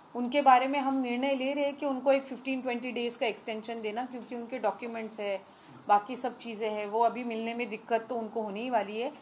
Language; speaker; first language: Hindi; non-native, local second language; Marathi